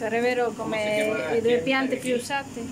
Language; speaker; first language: Italian; non-native, fluent; Spanish